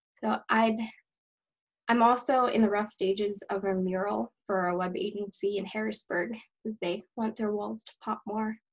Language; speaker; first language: English; native; English